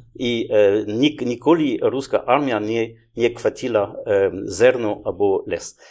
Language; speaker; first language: Ukrainian; non-native, learner; French